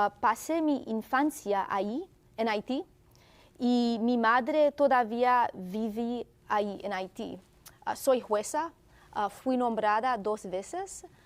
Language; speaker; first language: Spanish; non-native, learner; Haitian Creole